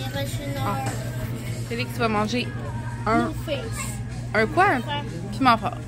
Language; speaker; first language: French; native; French